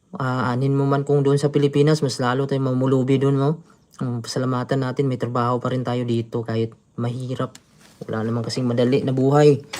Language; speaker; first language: Filipino; native; Filipino